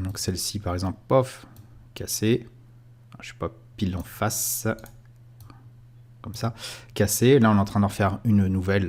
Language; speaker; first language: French; native; French